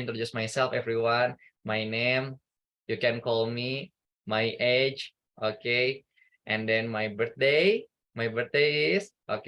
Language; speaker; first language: English; non-native, fluent; Indonesian